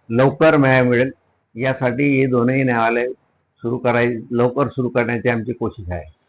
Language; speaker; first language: Marathi; native; Marathi